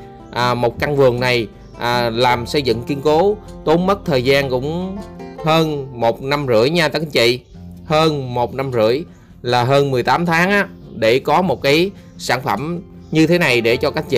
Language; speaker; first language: Vietnamese; native; Vietnamese